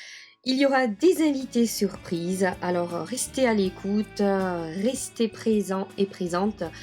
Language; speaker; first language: French; native; French